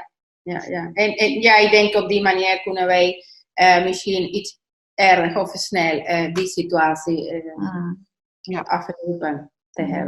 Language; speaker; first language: Dutch; non-native, learner; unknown